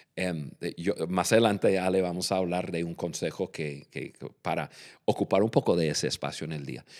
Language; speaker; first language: Spanish; non-native, fluent; English